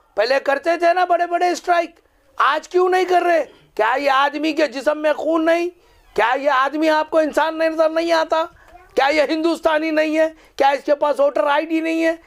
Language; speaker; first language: Urdu; native; Urdu